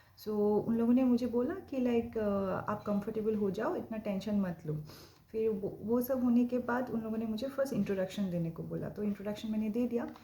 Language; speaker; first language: Hindi; non-native, local second language; Assamese